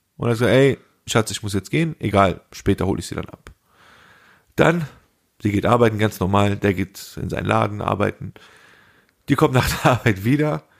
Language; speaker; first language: German; early bilingual, other home language; Turkish